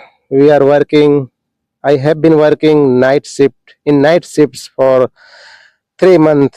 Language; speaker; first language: English; non-native, local second language; Hindi